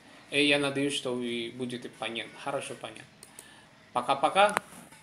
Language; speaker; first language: Russian; non-native, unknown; Indonesian